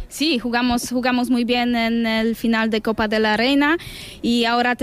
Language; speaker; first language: Spanish; non-native, learner; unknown